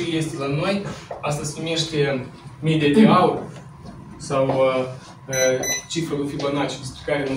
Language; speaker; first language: Romanian; non-native, local second language; Russian